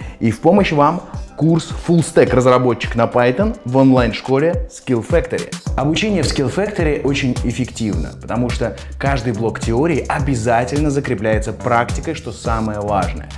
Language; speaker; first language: Russian; native; Russian